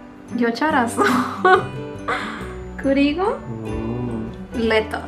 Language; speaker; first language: Korean; non-native, learner; Spanish